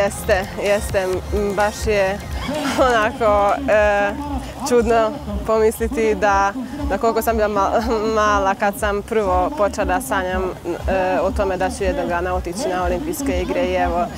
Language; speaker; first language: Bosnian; non-native, local second language; Hungarian